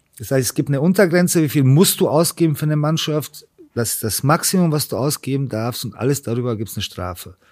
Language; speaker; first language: German; early bilingual, other home language; Serbian